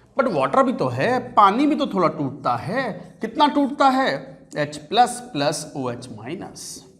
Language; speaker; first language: Hindi; native; Hindi